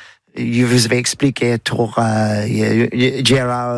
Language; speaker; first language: French; non-native, learner; English